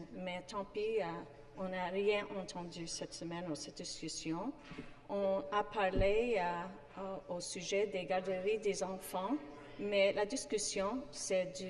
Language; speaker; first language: French; non-native, fluent; English